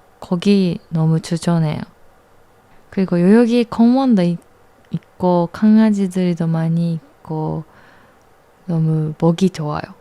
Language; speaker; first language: Korean; non-native, learner; Japanese